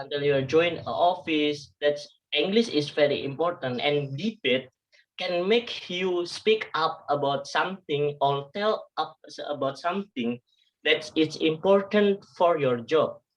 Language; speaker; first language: English; non-native, learner; Indonesian